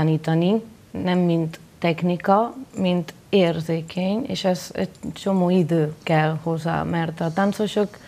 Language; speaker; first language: Hungarian; non-native, learner; Spanish